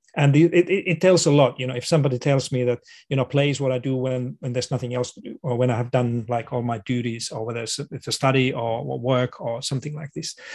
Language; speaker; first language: English; non-native, fluent; Finnish